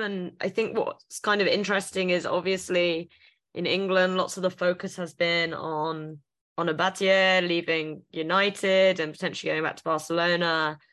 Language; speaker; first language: English; native; English